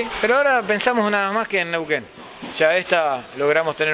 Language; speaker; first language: Spanish; native; Spanish